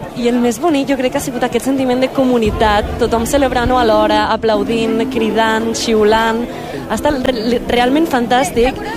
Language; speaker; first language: Catalan; native; Catalan